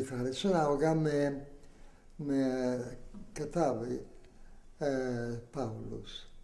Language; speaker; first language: Hebrew; non-native, fluent; Italian